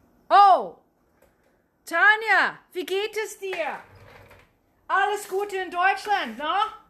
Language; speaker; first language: German; non-native, learner; English